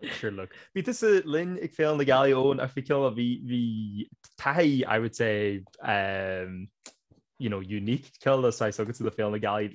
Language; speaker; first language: Irish; native; Irish